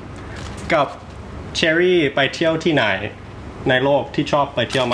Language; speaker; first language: Thai; early bilingual, heritage; Thai